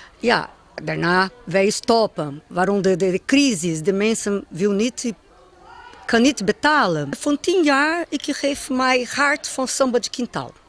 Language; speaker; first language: Dutch; non-native, learner; Portuguese